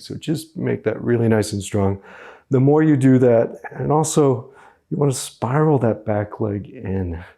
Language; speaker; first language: English; native; English